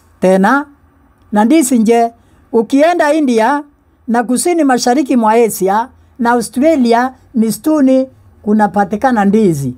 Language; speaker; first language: Swahili; non-native, local second language; Meru